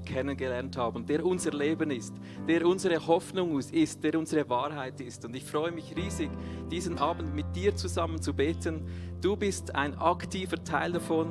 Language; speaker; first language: German; native; German